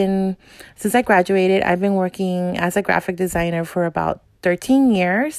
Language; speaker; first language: English; native; English